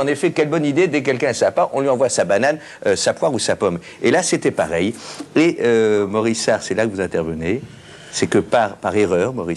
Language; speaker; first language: French; native; French